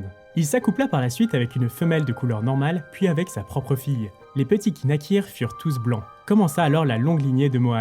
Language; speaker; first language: French; native; French